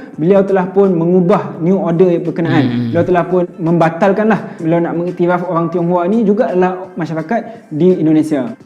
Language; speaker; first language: Malay; native; Malay